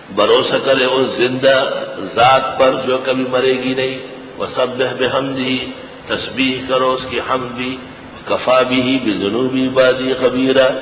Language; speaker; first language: Urdu; non-native, local second language; Pashto